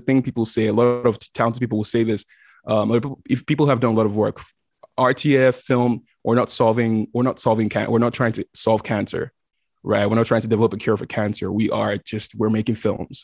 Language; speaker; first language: English; non-native, local second language; Igbo